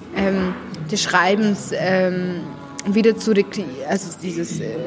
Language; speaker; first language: German; early bilingual, heritage; Arabic